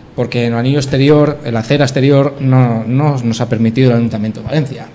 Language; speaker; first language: Spanish; native; Spanish